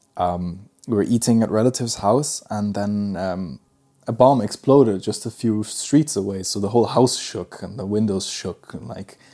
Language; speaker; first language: English; early bilingual, other home language; Pashto